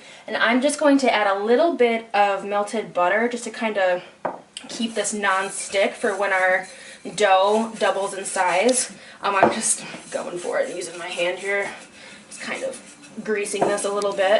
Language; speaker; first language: English; native; English